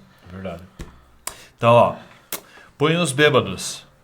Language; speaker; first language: Portuguese; native; Portuguese